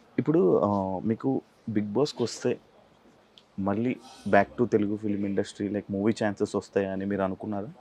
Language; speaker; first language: Telugu; native; Telugu